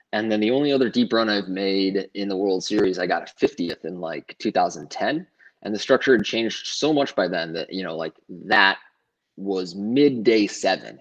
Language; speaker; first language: English; native; English